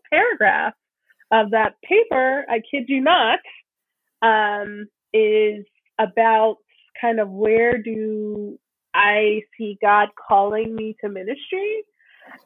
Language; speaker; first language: English; native; English